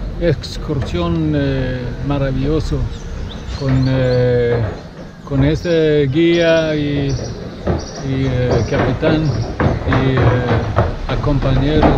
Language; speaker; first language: Spanish; non-native, learner; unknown